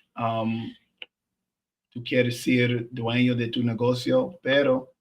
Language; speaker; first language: Spanish; non-native, learner; English